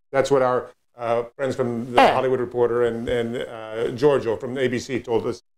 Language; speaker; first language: English; native; English